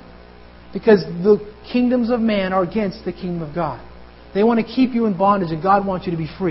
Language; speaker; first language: English; native; English